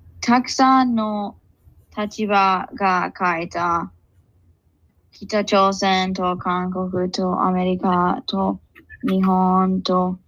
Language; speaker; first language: Japanese; non-native, learner; English